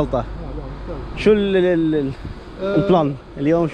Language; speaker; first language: Arabic; native; Arabic